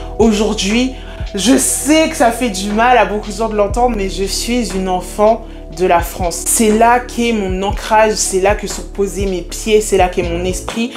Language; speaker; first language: French; early bilingual, other home language; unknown